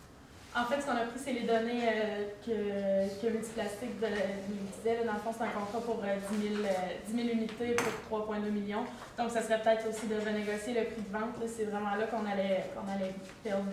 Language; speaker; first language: French; native; French